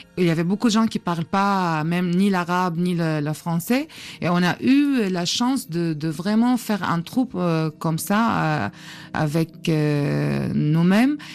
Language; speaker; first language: French; non-native, fluent; Arabic